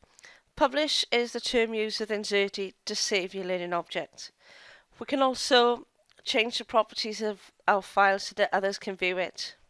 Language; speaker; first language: English; native; English